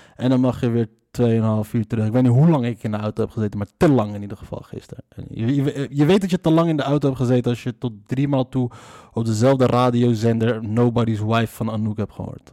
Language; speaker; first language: Dutch; early bilingual, other home language; Riffian